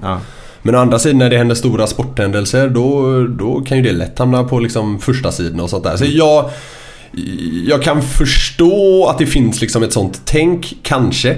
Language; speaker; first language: Swedish; native; Swedish